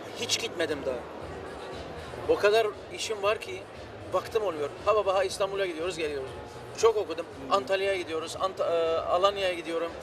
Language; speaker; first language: Turkish; early bilingual, heritage; Turkish